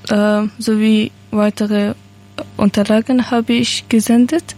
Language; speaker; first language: German; non-native, learner; Persian